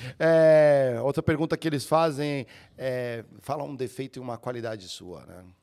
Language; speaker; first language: Portuguese; native; Portuguese